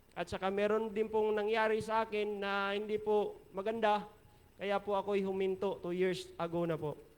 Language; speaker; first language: Filipino; non-native, local second language; Hiligaynon